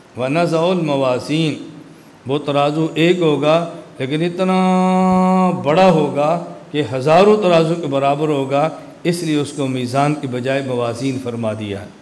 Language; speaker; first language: Urdu; non-native, local second language; Punjabi